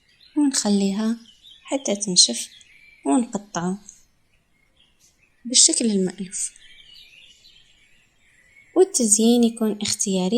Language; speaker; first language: Arabic; native; Arabic